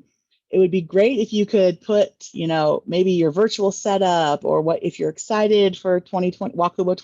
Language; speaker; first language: English; native; English